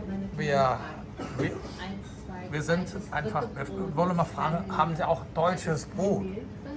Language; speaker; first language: German; non-native, fluent; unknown